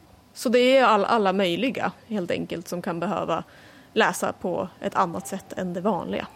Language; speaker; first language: Swedish; native; Swedish